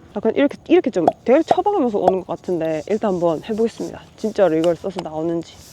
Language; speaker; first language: Korean; native; Korean